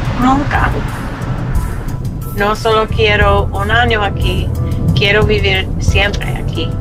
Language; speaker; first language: Spanish; non-native, learner; English